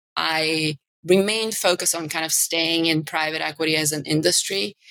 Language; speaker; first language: English; non-native, fluent; Bulgarian